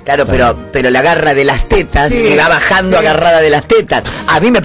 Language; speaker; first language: Spanish; native; Spanish